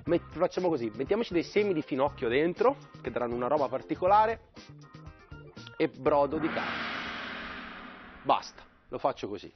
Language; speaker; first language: Italian; native; Italian